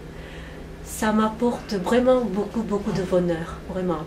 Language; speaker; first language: French; non-native, fluent; Korean